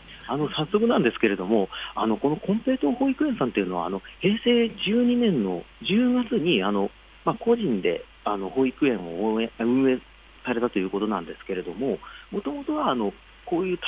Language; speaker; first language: Japanese; native; Japanese